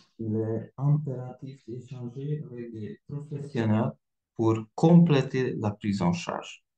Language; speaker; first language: French; non-native, fluent; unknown